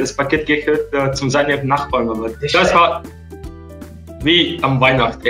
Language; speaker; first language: German; non-native, fluent; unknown